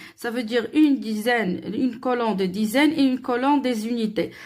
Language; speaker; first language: French; non-native, local second language; Arabic